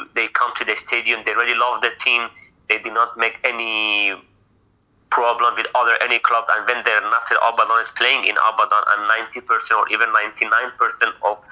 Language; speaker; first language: English; non-native, fluent; Persian